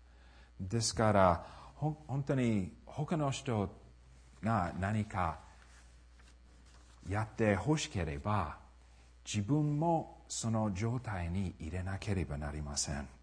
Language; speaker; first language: Japanese; non-native, fluent; English